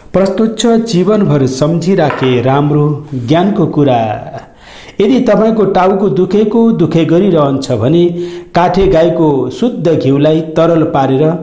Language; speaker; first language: Nepali; native; Nepali